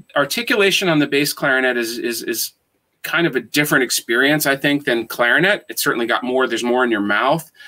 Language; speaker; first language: English; native; English